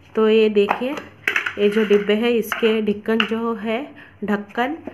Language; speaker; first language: Hindi; non-native, local second language; Marathi